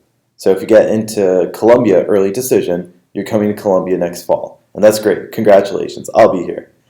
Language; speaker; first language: English; native; English